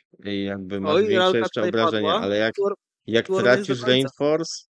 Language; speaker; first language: Polish; native; Polish